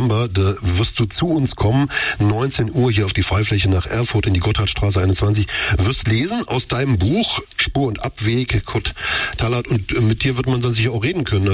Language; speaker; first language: German; native; German